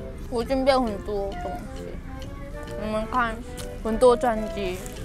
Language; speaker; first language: Chinese; non-native, fluent; Korean